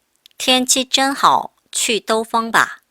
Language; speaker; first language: Chinese; non-native, fluent; Korean